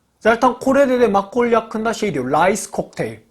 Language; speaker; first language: Turkish; non-native, learner; Korean